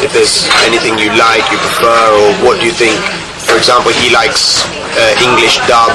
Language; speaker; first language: English; non-native, fluent; Italian